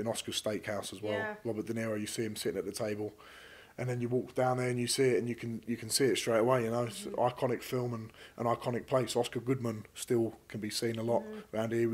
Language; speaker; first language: English; native; English